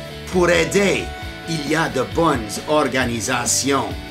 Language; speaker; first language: French; non-native, learner; English